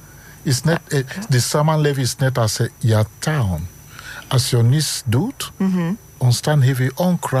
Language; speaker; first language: Dutch; non-native, learner; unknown